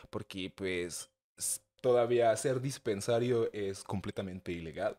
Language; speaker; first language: Spanish; non-native, fluent; French